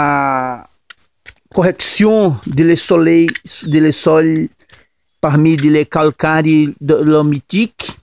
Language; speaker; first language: French; non-native, learner; Portuguese